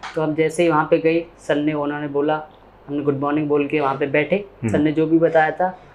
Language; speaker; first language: Hindi; native; Hindi